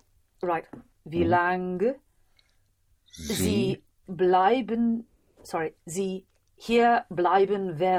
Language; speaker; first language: German; non-native, learner; English